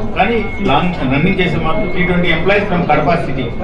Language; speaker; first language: Telugu; native; Telugu